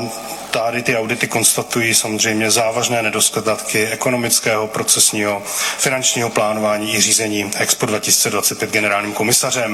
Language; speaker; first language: Czech; native; Czech